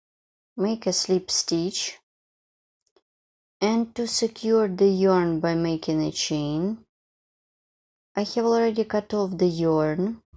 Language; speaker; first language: English; non-native, fluent; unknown